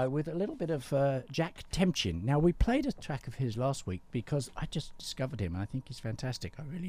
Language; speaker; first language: English; native; English